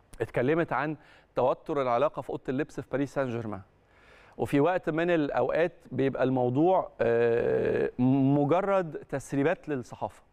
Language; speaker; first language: Arabic; native; Arabic